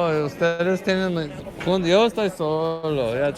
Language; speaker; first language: Spanish; non-native, learner; English